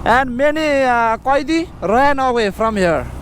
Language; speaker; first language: English; non-native, learner; Nepali